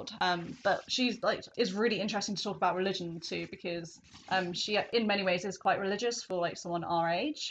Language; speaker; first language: English; native; English